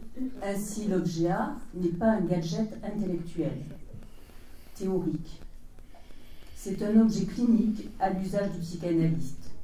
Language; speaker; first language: French; native; French